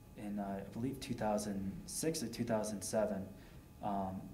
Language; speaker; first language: English; native; English